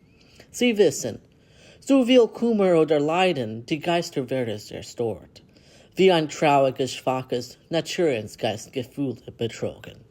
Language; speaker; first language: German; non-native, learner; English